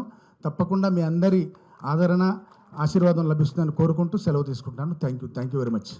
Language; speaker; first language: Telugu; native; Telugu